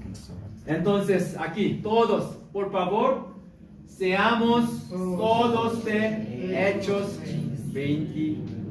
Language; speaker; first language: Spanish; non-native, learner; Korean